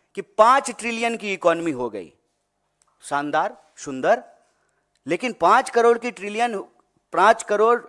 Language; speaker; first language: Hindi; native; Hindi